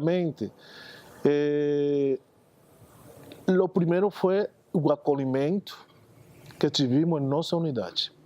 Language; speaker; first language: Portuguese; non-native, fluent; Spanish